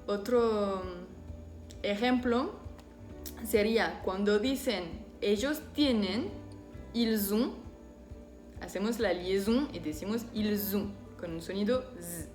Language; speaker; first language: Spanish; non-native, fluent; French